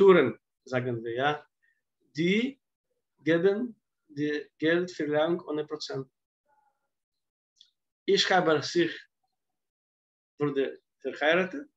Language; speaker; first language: German; non-native, fluent; Russian